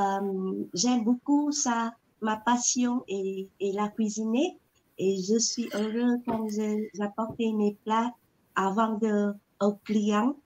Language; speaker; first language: French; non-native, learner; Vietnamese